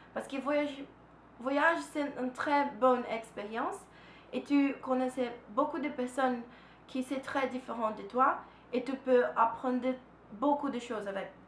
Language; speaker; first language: French; non-native, learner; Portuguese